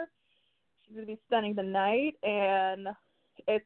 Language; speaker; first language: English; early bilingual, other home language; Spanish